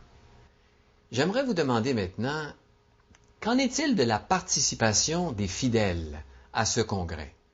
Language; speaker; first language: French; native; French